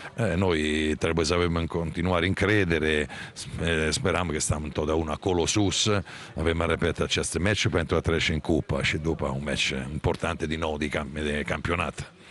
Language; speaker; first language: Romanian; non-native, fluent; Italian